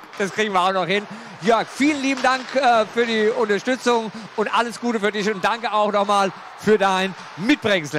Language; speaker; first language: German; native; German